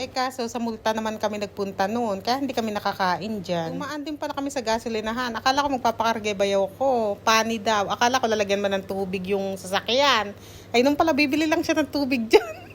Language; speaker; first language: Filipino; native; Filipino